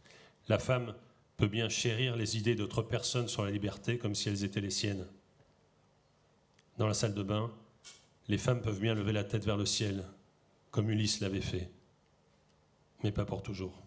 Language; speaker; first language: French; native; French